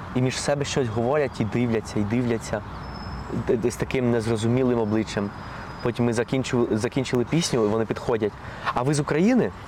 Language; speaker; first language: Ukrainian; non-native, fluent; Spanish